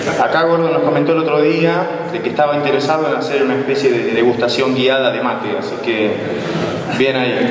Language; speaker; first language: Spanish; native; Spanish